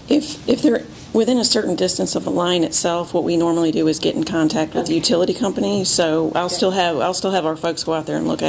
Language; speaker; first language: English; native; English